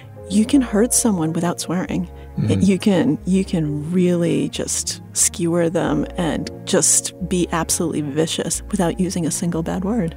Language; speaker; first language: English; early bilingual, other home language; Russian